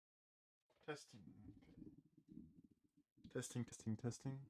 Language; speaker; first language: English; native; English